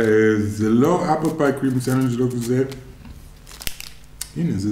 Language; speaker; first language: Hebrew; native; Hebrew